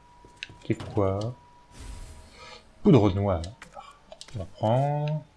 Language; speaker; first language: French; native; French